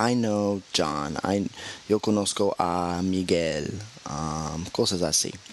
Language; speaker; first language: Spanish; non-native, fluent; English